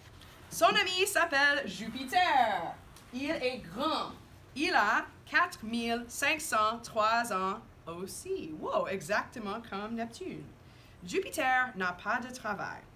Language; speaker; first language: French; non-native, fluent; English